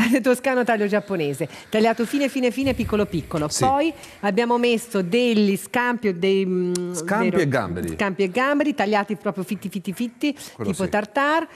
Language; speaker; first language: Italian; native; Italian